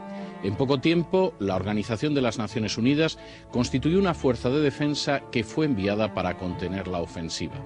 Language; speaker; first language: Spanish; native; Spanish